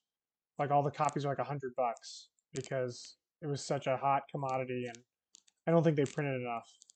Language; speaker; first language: English; native; English